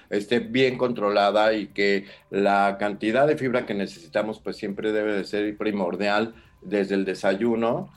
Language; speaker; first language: Spanish; native; Spanish